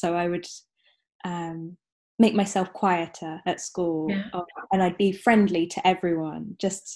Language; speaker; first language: English; native; English